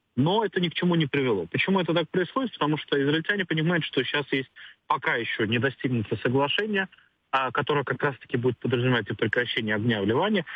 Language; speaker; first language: Russian; native; Russian